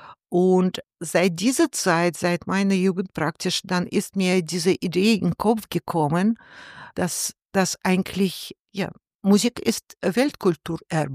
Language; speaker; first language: German; non-native, learner; Russian